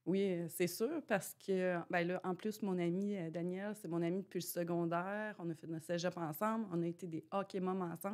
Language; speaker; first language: French; native; French